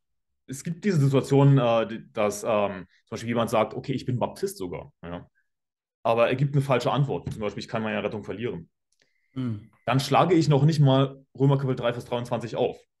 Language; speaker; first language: German; native; German